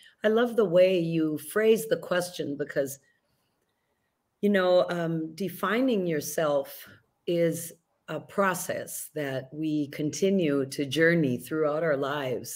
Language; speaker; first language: English; early bilingual, other home language; Spanish